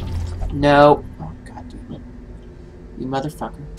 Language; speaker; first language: English; native; English